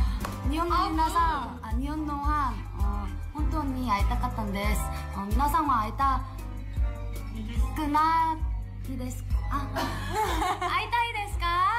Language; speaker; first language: Japanese; non-native, learner; Korean